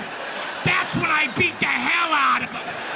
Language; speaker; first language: English; native; English